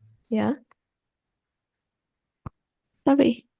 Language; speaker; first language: English; non-native, learner; Vietnamese